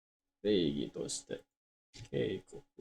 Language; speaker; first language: Japanese; non-native, learner; English